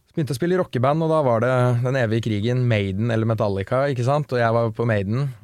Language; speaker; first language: Norwegian; native; Norwegian